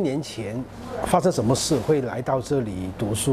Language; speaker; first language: Chinese; non-native, local second language; Cantonese